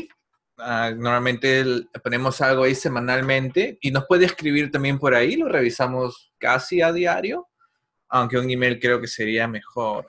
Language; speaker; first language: Spanish; non-native, fluent; English